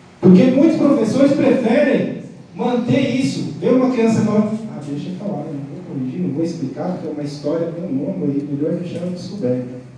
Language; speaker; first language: Portuguese; non-native, local second language; Guarani